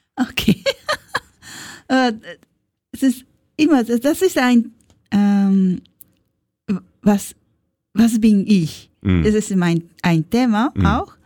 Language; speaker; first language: German; non-native, learner; Japanese